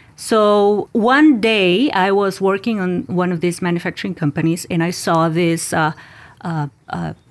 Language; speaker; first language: English; non-native, fluent; Spanish